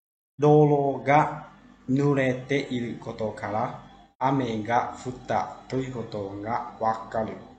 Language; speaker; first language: Japanese; non-native, fluent; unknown